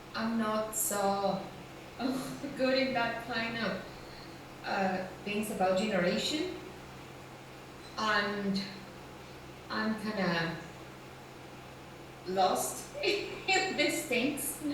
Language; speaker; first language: English; non-native, learner; Spanish